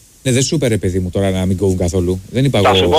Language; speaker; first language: Greek; native; Greek